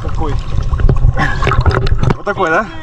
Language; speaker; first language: Russian; native; Russian